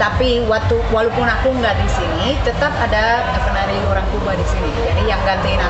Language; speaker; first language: Indonesian; non-native, fluent; Spanish